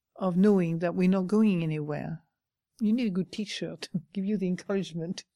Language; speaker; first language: English; non-native, fluent; French